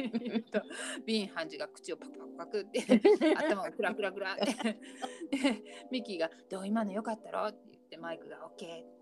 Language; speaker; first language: Japanese; native; Japanese